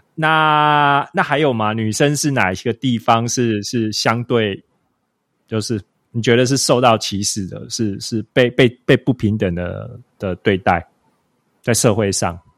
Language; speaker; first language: Chinese; native; Chinese